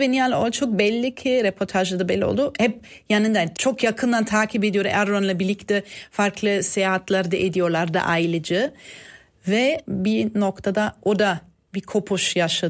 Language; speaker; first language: Turkish; non-native, fluent; German